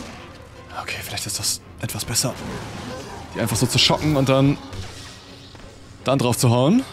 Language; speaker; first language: German; native; German